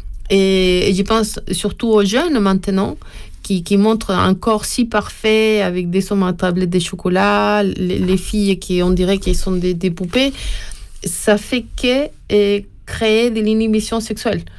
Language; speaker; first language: French; non-native, fluent; Spanish